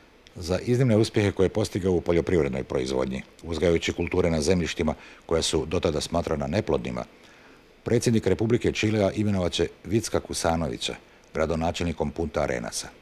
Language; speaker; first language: Bosnian; native; Bosnian